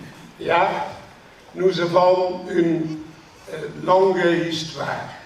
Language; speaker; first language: French; non-native, learner; Dutch